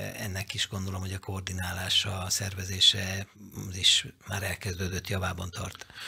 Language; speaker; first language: Hungarian; native; Hungarian